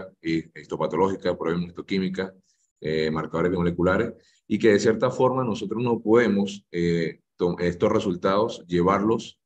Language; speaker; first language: Spanish; native; Spanish